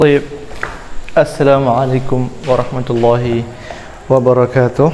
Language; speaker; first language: Arabic; non-native, fluent; Indonesian